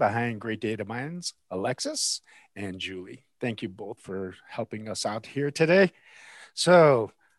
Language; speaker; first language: English; native; English